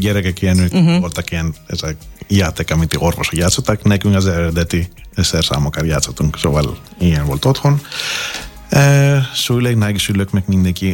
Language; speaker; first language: Hungarian; non-native, learner; Greek